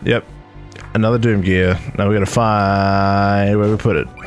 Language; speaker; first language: English; native; English